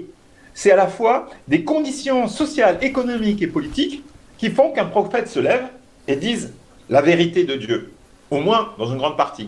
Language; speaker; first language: French; native; French